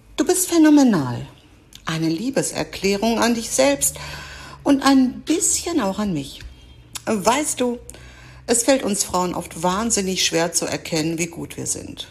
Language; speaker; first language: German; early bilingual, other home language; Greek